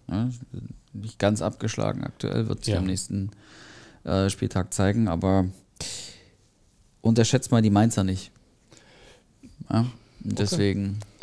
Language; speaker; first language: German; native; German